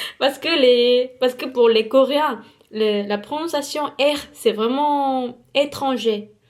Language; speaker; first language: French; non-native, fluent; Korean